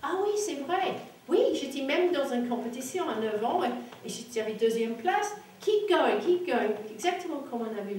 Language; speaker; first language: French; non-native, fluent; English